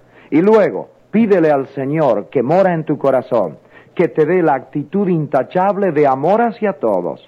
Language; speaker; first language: Spanish; native; Spanish